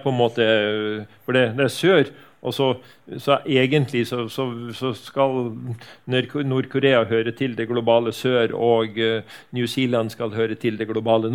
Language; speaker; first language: Norwegian; native; Norwegian